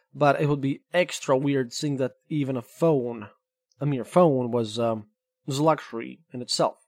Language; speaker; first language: English; non-native, fluent; Russian